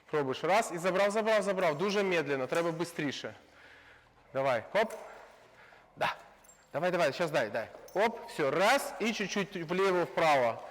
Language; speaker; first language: Ukrainian; non-native, local second language; Russian